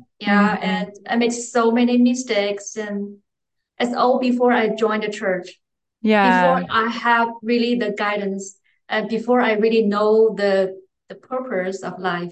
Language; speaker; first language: English; non-native, fluent; Chinese